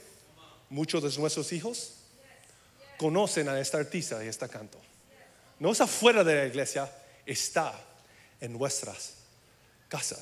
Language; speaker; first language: Spanish; early bilingual, heritage; English